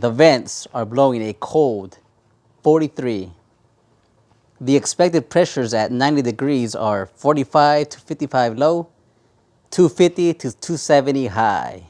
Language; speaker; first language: English; native; English